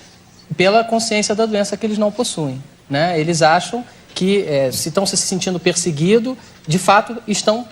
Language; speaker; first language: Portuguese; native; Portuguese